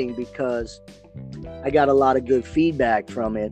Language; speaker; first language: English; native; English